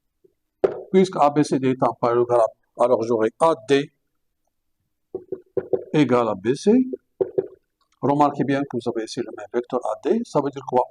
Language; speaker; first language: French; non-native, local second language; Arabic